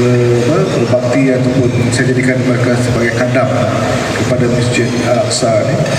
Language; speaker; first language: Malay; native; Malay